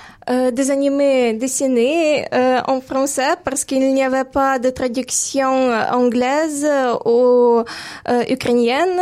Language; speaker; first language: French; non-native, fluent; Ukrainian